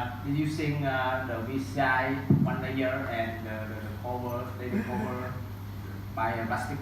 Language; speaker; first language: English; non-native, learner; Vietnamese